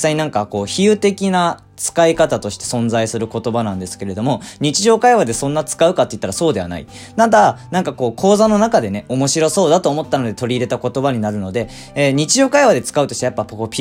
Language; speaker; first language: Japanese; native; Japanese